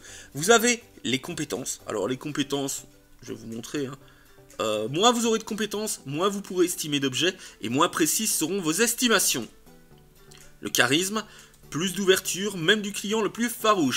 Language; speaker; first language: French; native; French